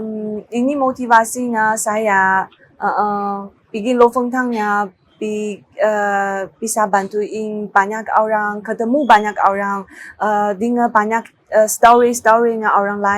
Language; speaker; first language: Indonesian; non-native, learner; Chinese